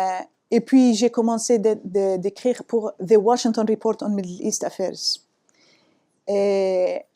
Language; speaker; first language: French; non-native, fluent; Arabic